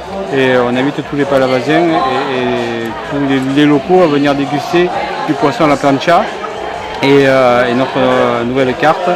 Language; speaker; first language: French; native; French